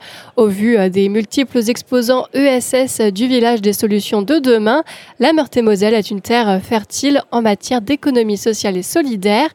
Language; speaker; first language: French; native; French